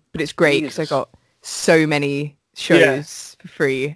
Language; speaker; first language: English; native; English